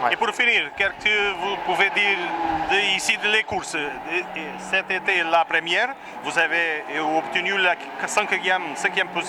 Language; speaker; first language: French; non-native, learner; Portuguese